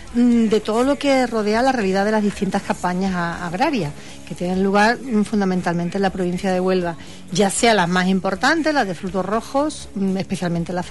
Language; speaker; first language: Spanish; native; Spanish